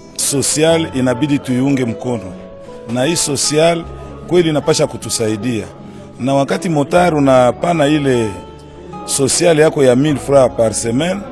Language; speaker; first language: Swahili; native; Swahili